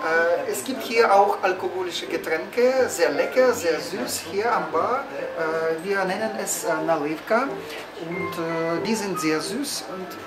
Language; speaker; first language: German; non-native, fluent; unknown